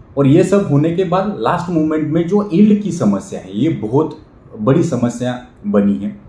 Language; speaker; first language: Hindi; non-native, local second language; Marathi